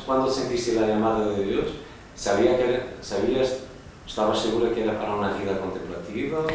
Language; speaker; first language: Spanish; non-native, fluent; Portuguese